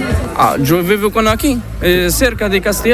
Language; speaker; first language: Spanish; non-native, learner; Arabic